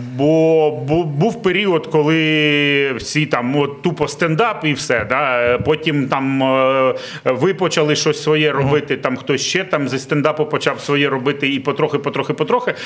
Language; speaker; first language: Ukrainian; non-native, local second language; Russian